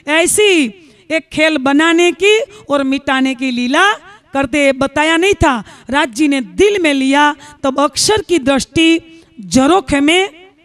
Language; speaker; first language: Hindi; non-native, local second language; Gujarati